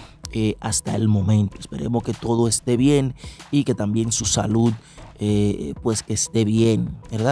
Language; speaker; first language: Spanish; native; Spanish